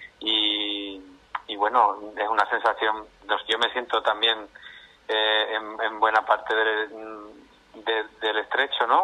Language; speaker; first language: Spanish; native; Spanish